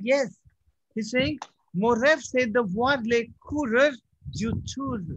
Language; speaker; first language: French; non-native, fluent; Hindi